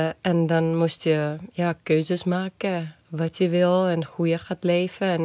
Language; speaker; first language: Dutch; non-native, fluent; Estonian